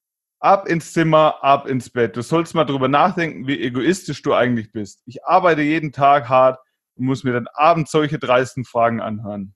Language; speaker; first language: German; native; German